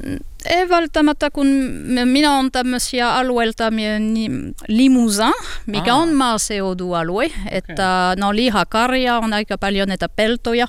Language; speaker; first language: Finnish; non-native, learner; French